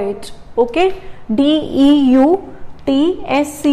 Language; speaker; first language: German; non-native, learner; Hindi